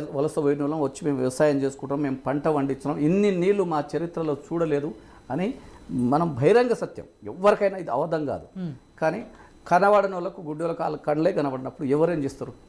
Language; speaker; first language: Telugu; non-native, local second language; Lambadi